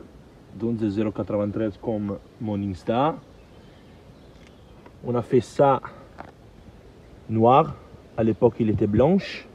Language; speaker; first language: French; non-native, learner; Italian